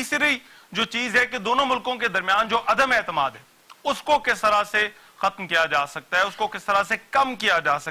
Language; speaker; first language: Urdu; native; Urdu